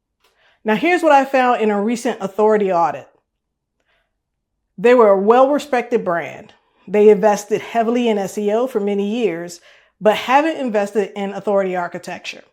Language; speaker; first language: English; native; English